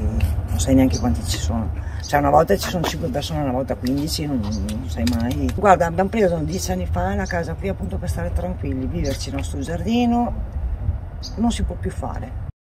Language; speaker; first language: Italian; native; Italian